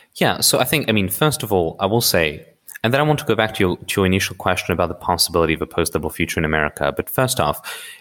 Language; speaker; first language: English; early bilingual, other home language; Arabic